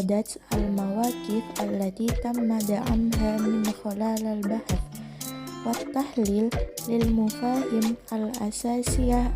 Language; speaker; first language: Arabic; non-native, learner; Indonesian